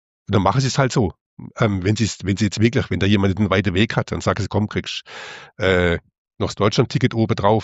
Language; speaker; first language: German; native; German